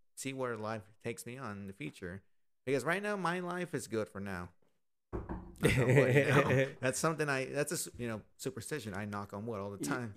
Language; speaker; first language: English; native; English